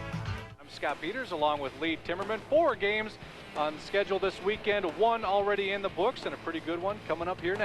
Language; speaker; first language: English; native; English